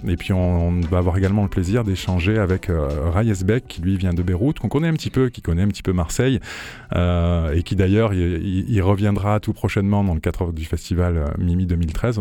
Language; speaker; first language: French; native; French